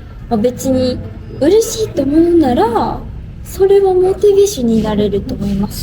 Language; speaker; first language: Japanese; non-native, fluent; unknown